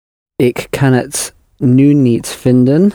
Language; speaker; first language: Dutch; non-native, learner; English